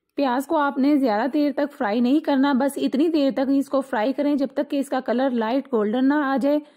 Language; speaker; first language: Hindi; native; Hindi